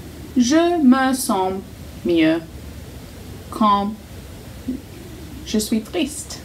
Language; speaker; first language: French; non-native, fluent; English